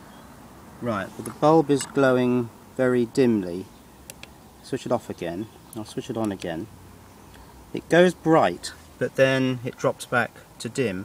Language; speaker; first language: English; native; English